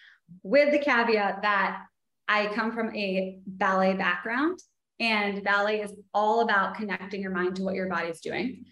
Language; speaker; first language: English; native; English